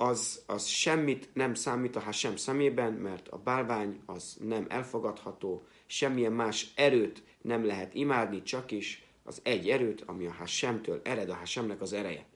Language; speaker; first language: Hungarian; native; Hungarian